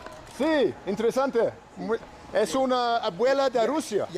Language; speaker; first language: Spanish; non-native, learner; English